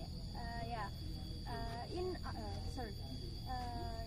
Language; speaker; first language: English; non-native, learner; Indonesian